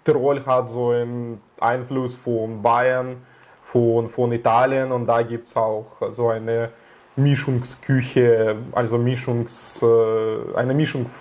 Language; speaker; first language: German; non-native, fluent; Russian